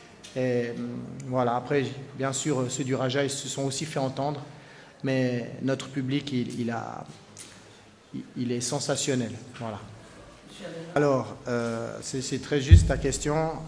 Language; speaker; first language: French; native; French